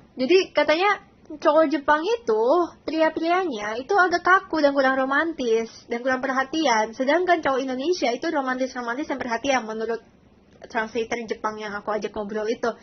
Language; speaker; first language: Indonesian; native; Indonesian